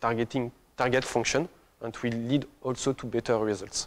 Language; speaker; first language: English; non-native, fluent; French